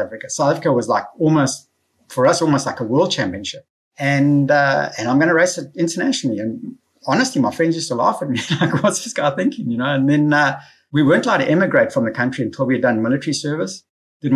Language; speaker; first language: English; native; English